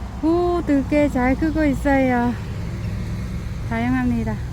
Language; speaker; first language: Korean; non-native, learner; Vietnamese